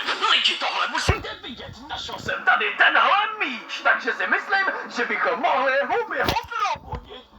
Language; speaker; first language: Czech; native; Czech